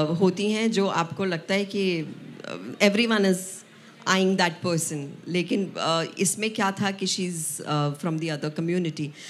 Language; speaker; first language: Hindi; non-native, local second language; Punjabi